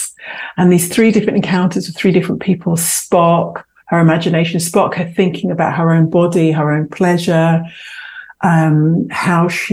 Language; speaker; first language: English; native; English